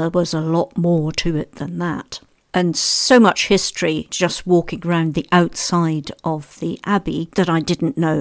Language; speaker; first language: English; native; English